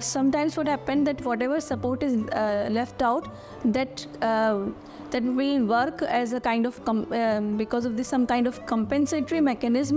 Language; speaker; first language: English; non-native, local second language; Hindi